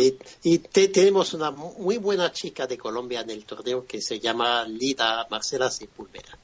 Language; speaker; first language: Spanish; non-native, fluent; French